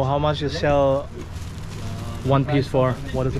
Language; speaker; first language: English; non-native, fluent; German